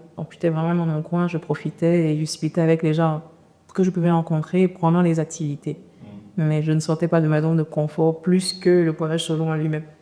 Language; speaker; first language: French; native; French